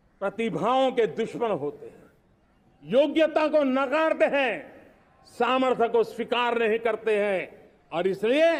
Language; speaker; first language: Hindi; non-native, local second language; Gujarati